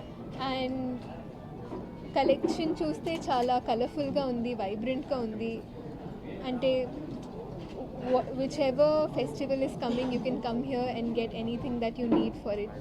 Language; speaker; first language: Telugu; non-native, fluent; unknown